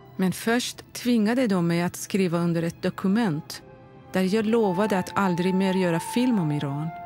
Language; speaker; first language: Swedish; non-native, fluent; Persian